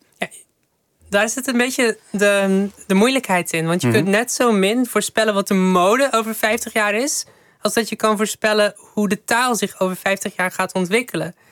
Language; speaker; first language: Dutch; native; Dutch